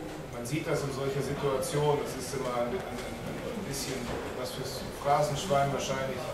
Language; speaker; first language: German; native; German